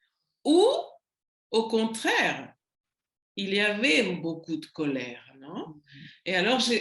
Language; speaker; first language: French; non-native, learner; Spanish